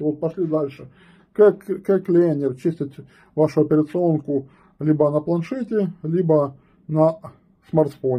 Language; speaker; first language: Russian; native; Russian